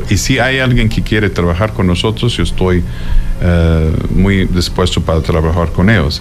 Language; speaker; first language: Spanish; non-native, fluent; English